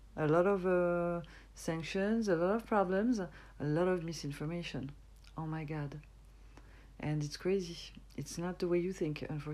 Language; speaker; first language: English; non-native, fluent; French